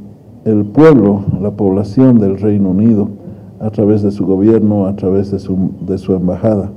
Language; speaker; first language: Spanish; native; Spanish